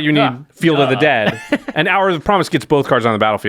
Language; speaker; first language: English; native; English